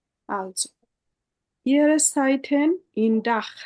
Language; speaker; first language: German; non-native, fluent; Bangla